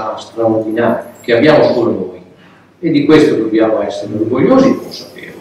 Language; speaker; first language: Italian; native; Italian